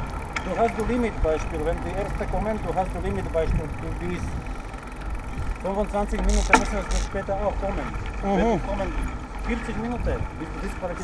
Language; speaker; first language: German; non-native, learner; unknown